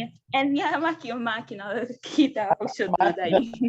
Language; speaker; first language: Portuguese; non-native, fluent; Haitian Creole